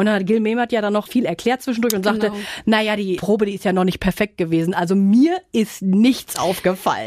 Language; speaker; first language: German; native; German